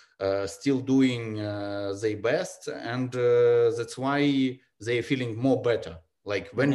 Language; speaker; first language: English; non-native, learner; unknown